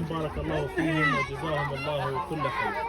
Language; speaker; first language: Arabic; native; Arabic